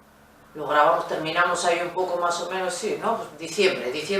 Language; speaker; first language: Spanish; native; Spanish